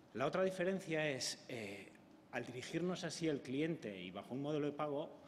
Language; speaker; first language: Spanish; native; Spanish